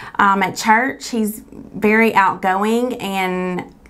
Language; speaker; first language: English; native; English